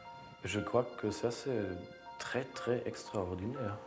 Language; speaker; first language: French; non-native, fluent; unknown